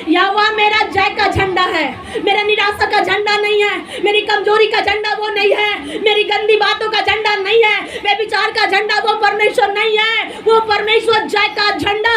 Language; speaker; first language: Hindi; native; Hindi